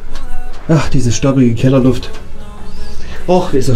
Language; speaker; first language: German; native; German